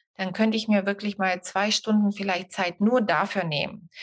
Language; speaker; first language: German; non-native, fluent; Bulgarian